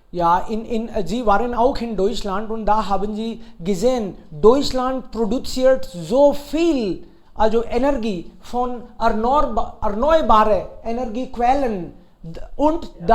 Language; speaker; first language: German; non-native, fluent; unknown